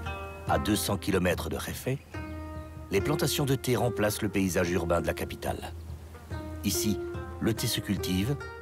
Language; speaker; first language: French; native; French